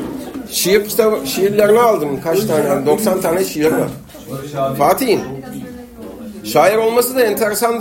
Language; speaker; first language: Turkish; native; Turkish